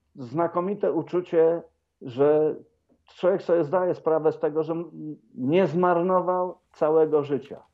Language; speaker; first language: Polish; native; Polish